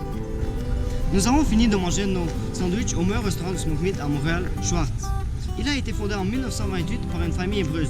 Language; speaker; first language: French; native; French